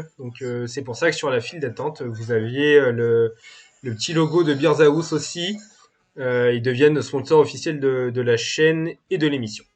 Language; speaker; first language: French; native; French